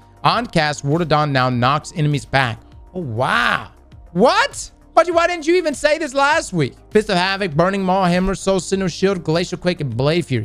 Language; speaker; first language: English; native; English